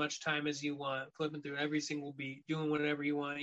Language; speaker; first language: English; native; English